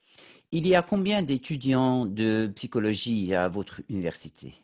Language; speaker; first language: French; non-native, fluent; English